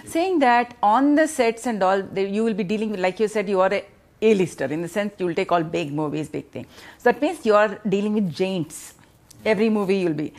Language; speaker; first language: English; non-native, local second language; Telugu